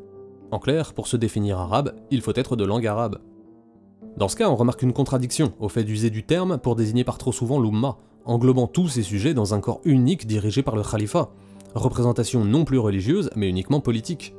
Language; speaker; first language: French; native; French